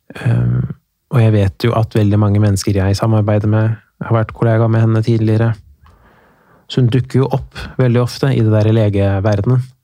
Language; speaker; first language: Norwegian; early bilingual, other home language; Persian